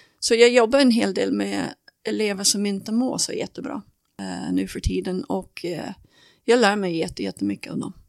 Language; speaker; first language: Swedish; non-native, fluent; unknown